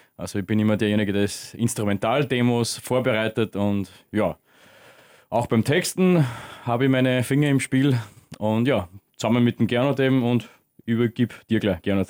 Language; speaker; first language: German; native; German